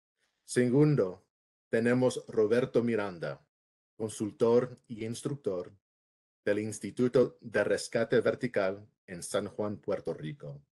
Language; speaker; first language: Spanish; early bilingual, heritage; English